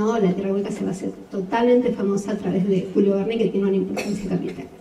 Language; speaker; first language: Spanish; native; Spanish